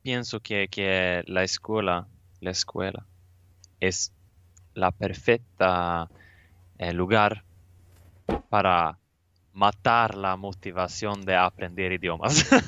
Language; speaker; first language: Spanish; non-native, learner; Swedish